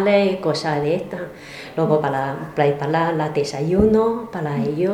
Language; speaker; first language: Spanish; non-native, learner; Chinese